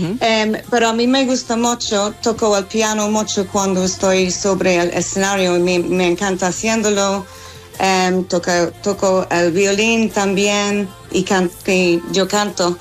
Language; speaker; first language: Spanish; non-native, fluent; English